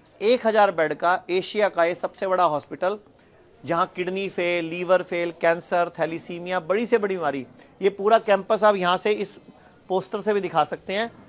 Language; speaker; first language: Hindi; native; Hindi